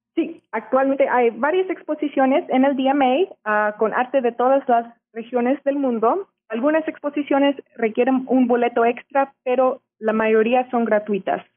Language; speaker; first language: Spanish; early bilingual, heritage; Spanish